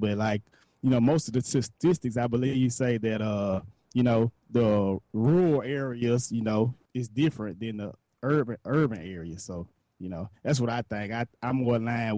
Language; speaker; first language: English; native; English